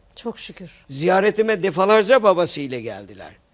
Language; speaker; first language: Turkish; native; Turkish